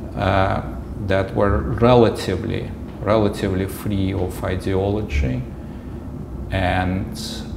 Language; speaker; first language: English; non-native, fluent; Russian